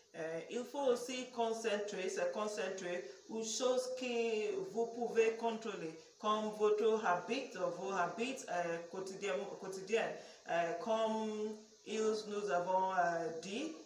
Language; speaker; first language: French; non-native, learner; English